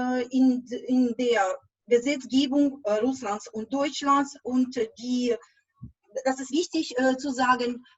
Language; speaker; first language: German; non-native, fluent; Russian